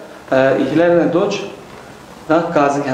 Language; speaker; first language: German; non-native, learner; Turkish